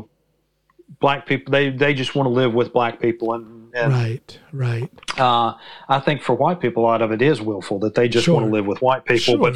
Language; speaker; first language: English; native; English